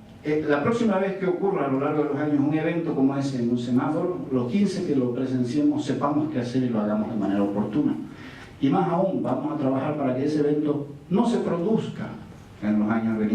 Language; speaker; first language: Spanish; native; Spanish